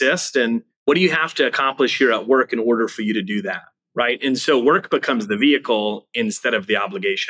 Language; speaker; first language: English; native; English